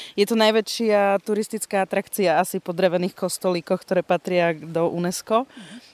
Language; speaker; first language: Slovak; native; Slovak